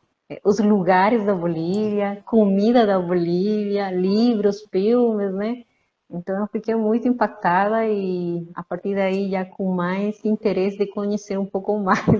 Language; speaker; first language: Portuguese; non-native, fluent; Spanish